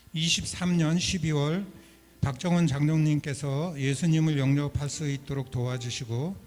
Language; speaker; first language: Korean; native; Korean